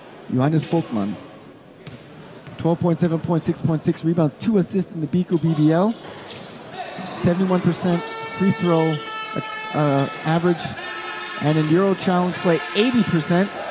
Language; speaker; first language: English; native; English